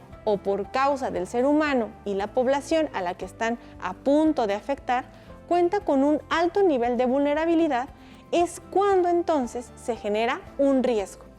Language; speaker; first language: Spanish; native; Spanish